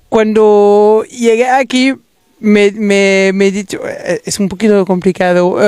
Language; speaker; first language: Spanish; non-native, learner; Wolof